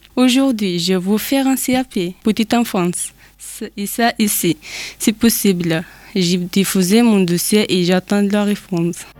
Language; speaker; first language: French; non-native, learner; Persian